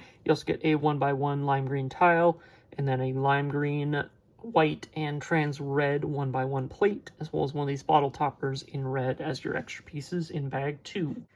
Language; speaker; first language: English; native; English